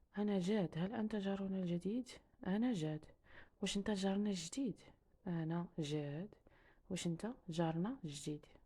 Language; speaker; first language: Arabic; native; Arabic